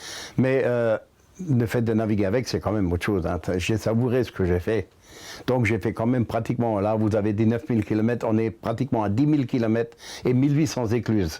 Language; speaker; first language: French; native; French